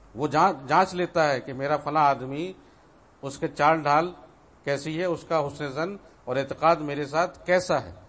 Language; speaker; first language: Urdu; native; Urdu